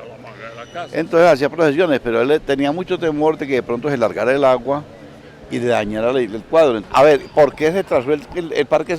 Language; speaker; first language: Spanish; native; Spanish